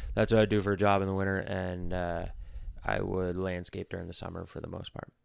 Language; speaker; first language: English; native; English